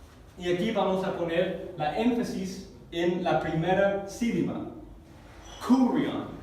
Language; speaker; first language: Spanish; non-native, fluent; English